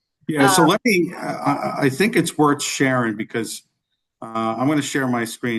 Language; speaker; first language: English; native; English